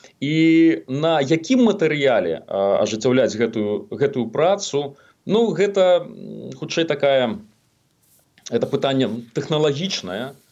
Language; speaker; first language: Belarusian; native; Belarusian